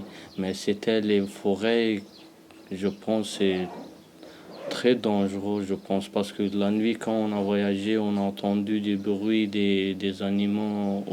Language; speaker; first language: French; non-native, learner; Pashto